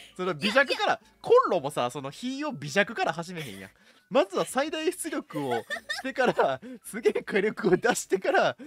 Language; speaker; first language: Japanese; native; Japanese